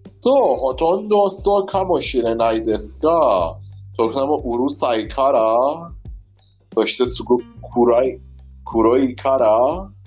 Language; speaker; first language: Japanese; non-native, learner; Persian